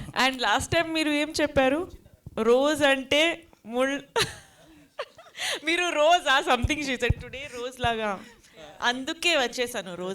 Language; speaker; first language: Telugu; non-native, fluent; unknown